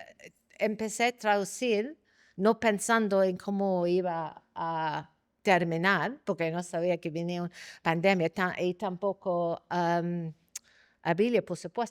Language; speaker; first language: Spanish; non-native, fluent; English